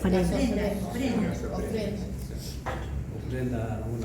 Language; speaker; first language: Spanish; non-native, learner; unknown